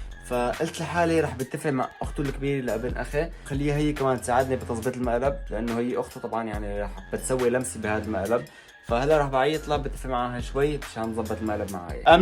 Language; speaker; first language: Arabic; native; Arabic